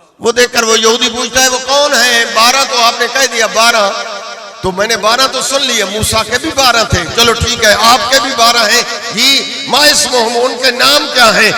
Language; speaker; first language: Urdu; non-native, local second language; Punjabi